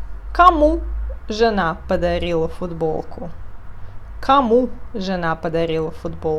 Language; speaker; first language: Russian; non-native, fluent; Portuguese